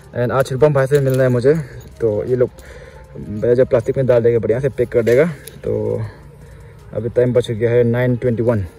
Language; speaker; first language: Hindi; non-native, local second language; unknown